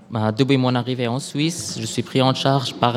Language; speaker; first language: French; non-native, learner; Arabic